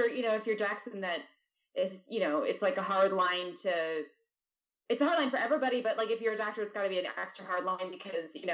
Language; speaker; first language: English; native; English